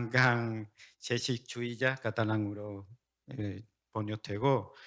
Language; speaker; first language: Korean; non-native, learner; Spanish